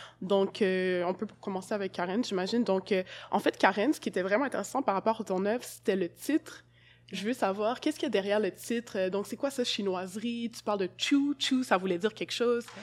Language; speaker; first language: French; native; French